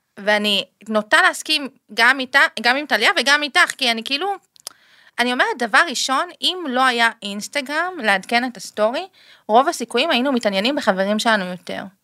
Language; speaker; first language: Hebrew; early bilingual, other home language; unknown